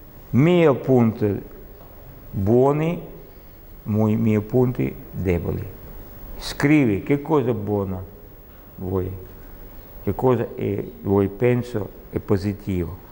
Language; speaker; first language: Italian; non-native, learner; Russian